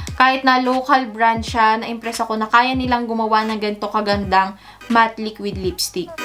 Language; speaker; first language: Filipino; native; Filipino